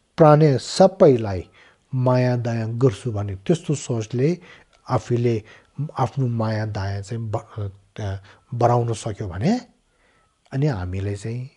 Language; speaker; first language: Nepali; non-native, local second language; Tibetan